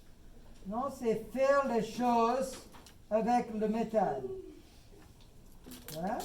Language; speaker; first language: French; non-native, fluent; English